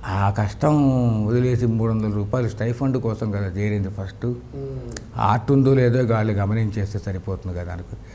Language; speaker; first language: Telugu; native; Telugu